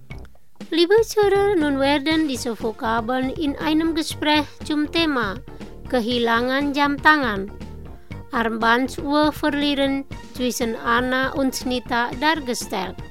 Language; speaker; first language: German; non-native, fluent; Indonesian